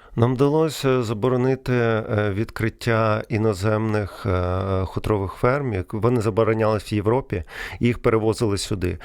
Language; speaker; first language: Ukrainian; non-native, local second language; Russian